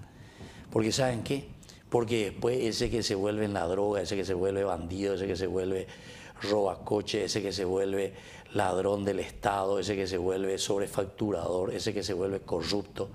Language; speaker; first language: Spanish; native; Spanish